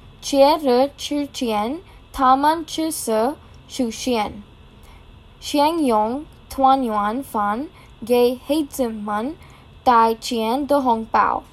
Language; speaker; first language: Chinese; non-native, learner; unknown